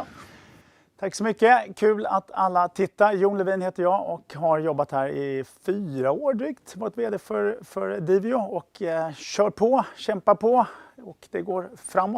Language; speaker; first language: Swedish; native; Swedish